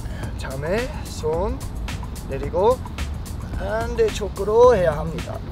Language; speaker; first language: Korean; non-native, fluent; English